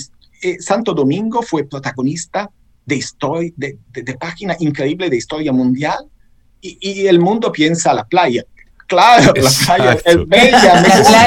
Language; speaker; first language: Spanish; non-native, fluent; Italian